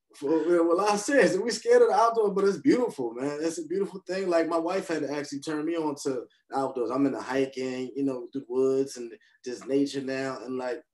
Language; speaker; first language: English; native; English